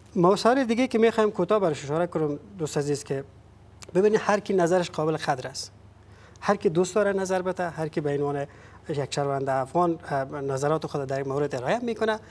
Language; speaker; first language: Persian; native; Persian